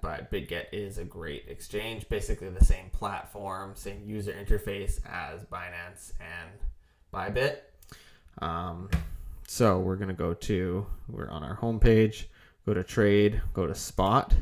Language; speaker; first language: English; native; English